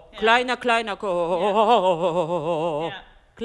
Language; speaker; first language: German; non-native, fluent; Bulgarian